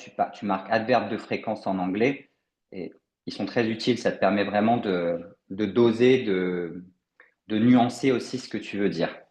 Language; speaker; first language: French; native; French